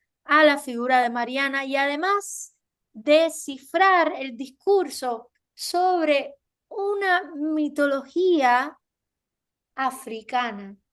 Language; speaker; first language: Spanish; native; Spanish